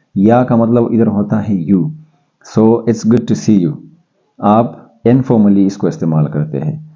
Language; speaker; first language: Urdu; non-native, local second language; Pashto